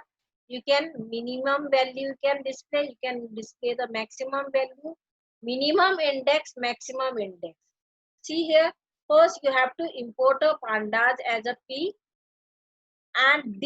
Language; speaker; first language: English; non-native, local second language; Hindi